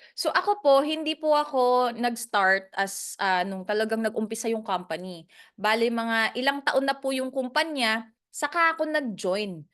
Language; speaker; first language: Filipino; non-native, local second language; Cebuano